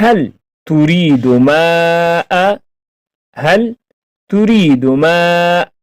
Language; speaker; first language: Arabic; non-native, fluent; Pashto